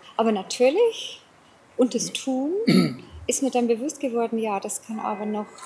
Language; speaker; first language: German; non-native, fluent; English